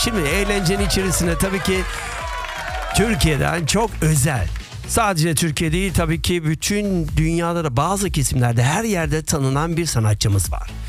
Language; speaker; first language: Turkish; early bilingual, other home language; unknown